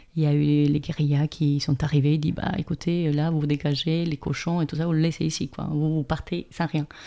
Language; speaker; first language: French; non-native, fluent; Spanish